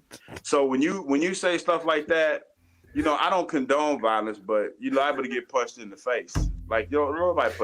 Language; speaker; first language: English; native; English